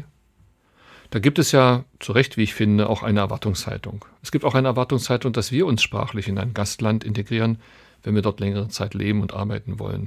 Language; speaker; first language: German; native; German